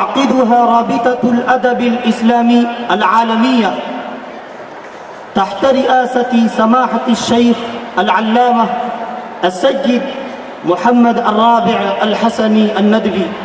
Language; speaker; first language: Arabic; non-native, fluent; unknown